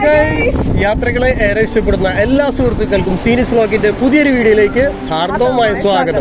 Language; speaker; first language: Malayalam; native; Malayalam